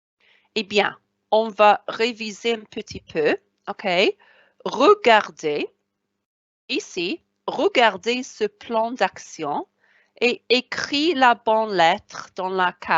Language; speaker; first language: French; non-native, fluent; Welsh